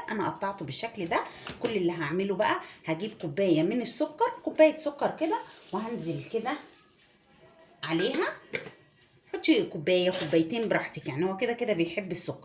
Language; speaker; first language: Arabic; native; Arabic